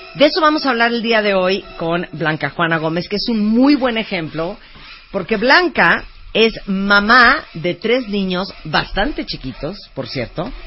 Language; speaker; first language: Spanish; early bilingual, other home language; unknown